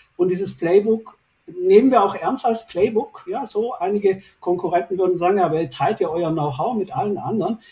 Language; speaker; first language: German; early bilingual, other home language; Turkish